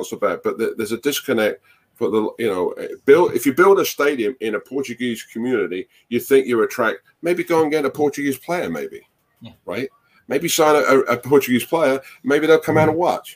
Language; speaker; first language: English; native; English